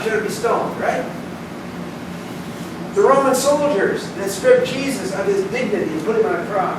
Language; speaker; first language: English; native; English